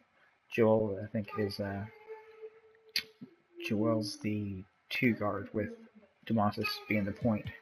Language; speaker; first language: English; native; English